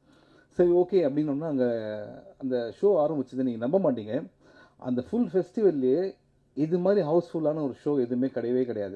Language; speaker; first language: Tamil; native; Tamil